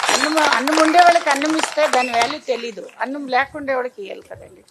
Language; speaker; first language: Telugu; early bilingual, other home language; Kannada